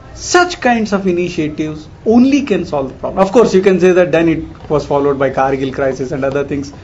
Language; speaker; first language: English; non-native, local second language; Kannada